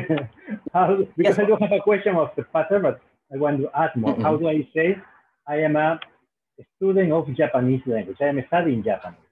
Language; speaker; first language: English; non-native, fluent; Spanish